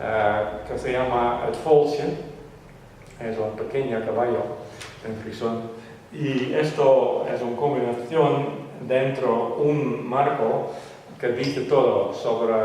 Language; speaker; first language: Spanish; non-native, fluent; Western Frisian